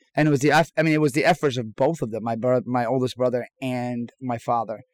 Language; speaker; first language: English; non-native, fluent; Persian